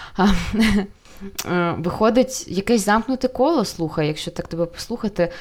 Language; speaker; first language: Ukrainian; non-native, local second language; Russian